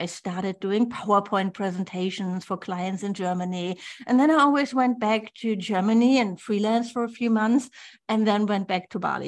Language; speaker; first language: English; non-native, fluent; German